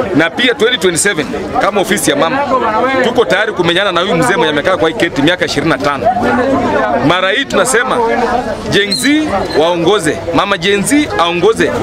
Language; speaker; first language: Swahili; non-native, local second language; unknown